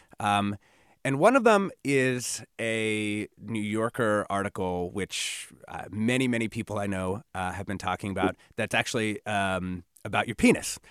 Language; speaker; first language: English; native; English